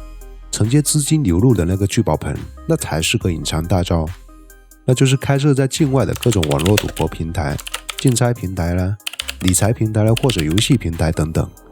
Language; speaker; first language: Chinese; native; Chinese